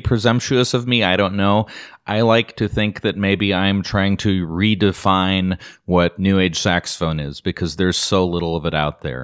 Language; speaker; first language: English; native; English